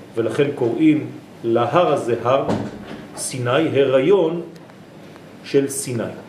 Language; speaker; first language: Hebrew; non-native, fluent; French